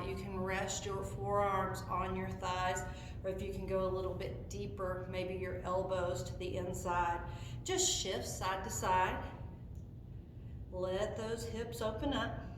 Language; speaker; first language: English; native; English